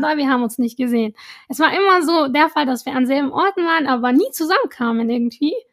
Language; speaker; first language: German; early bilingual, other home language; Arabic